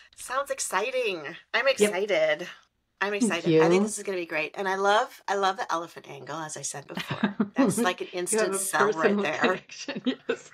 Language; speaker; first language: English; native; English